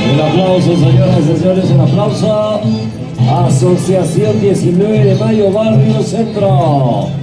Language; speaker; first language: Spanish; native; Spanish